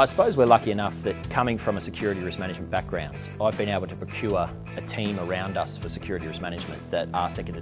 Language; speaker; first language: English; native; English